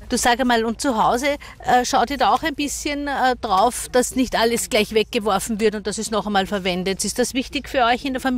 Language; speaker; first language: German; native; German